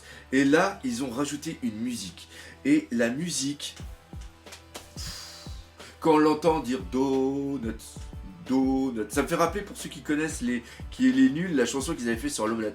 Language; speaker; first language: French; native; French